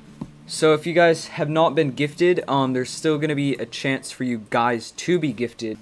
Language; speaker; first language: English; native; English